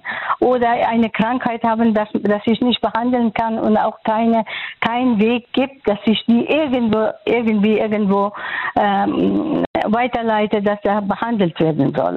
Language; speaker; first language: German; non-native, fluent; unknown